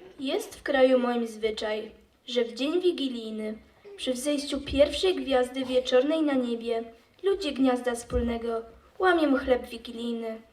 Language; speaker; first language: Polish; native; Polish